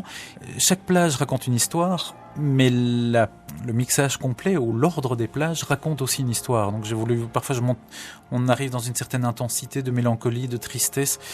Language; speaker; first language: French; native; French